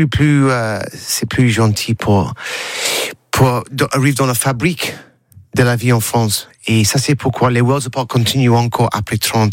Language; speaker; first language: French; non-native, learner; English